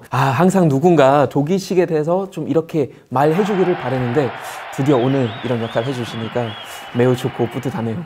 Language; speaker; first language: Korean; non-native, fluent; German